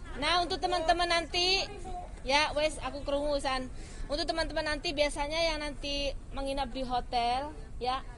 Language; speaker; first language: Indonesian; non-native, local second language; Javanese